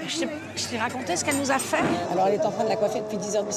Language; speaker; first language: French; native; French